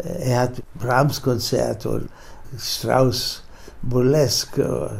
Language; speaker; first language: German; non-native, fluent; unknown